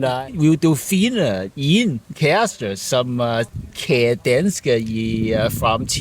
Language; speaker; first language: Danish; non-native, learner; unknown